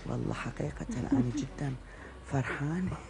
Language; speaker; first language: Arabic; native; Arabic